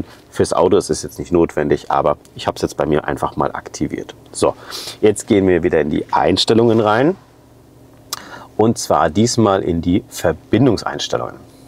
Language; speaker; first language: German; native; German